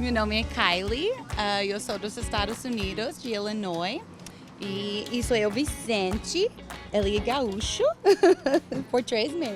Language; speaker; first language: Portuguese; non-native, fluent; English